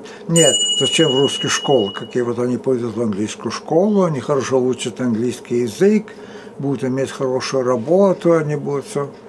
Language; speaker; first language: Russian; early bilingual, heritage; Russian